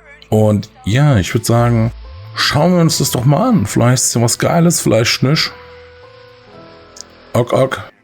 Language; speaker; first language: German; native; German